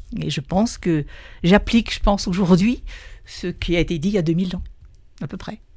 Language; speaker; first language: French; native; French